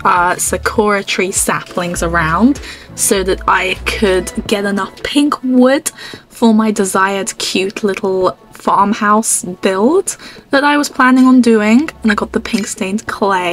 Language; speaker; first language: English; native; English